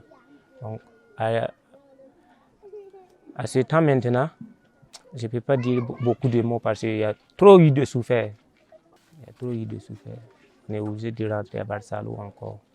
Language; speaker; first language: French; non-native, local second language; Mossi